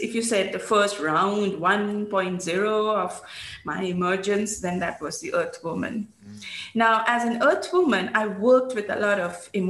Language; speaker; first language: English; non-native, local second language; Bangla